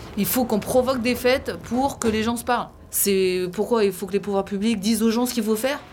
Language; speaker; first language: French; native; French